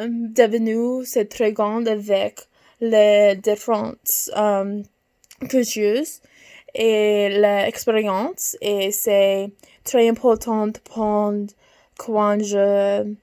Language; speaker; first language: French; non-native, learner; English